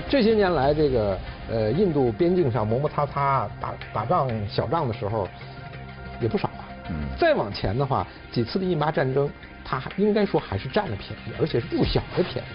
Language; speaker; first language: Chinese; native; Chinese